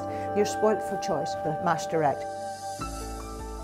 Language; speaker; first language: English; native; English